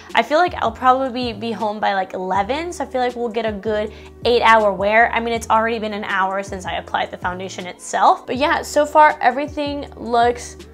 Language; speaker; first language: English; native; English